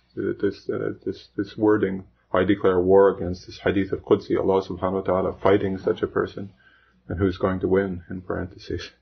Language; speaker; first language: English; native; English